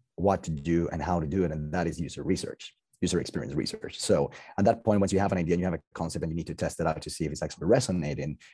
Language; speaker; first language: English; non-native, fluent; Spanish